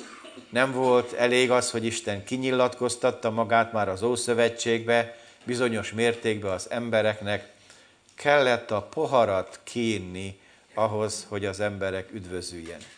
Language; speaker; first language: Hungarian; native; Hungarian